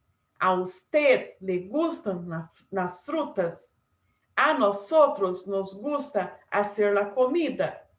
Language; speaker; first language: Spanish; non-native, fluent; Portuguese